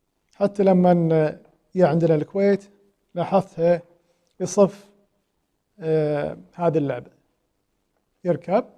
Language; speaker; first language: Arabic; native; Arabic